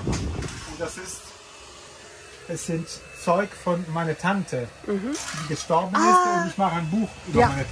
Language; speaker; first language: German; non-native, fluent; Italian